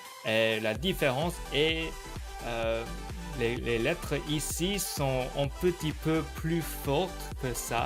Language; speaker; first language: French; non-native, learner; Korean